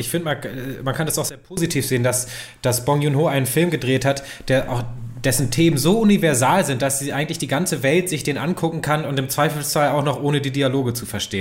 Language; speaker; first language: German; native; German